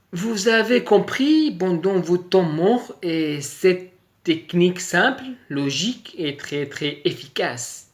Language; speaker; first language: French; native; French